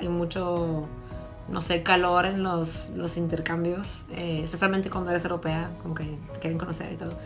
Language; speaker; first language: Spanish; non-native, fluent; French